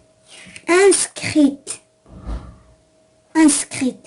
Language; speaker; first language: French; non-native, local second language; Arabic